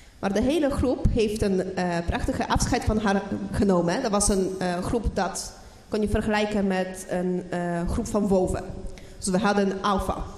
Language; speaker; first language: Dutch; non-native, fluent; Polish